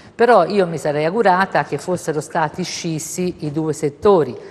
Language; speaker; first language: Italian; native; Italian